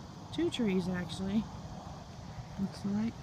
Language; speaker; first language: English; native; English